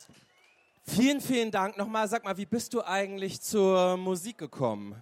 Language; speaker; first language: German; native; German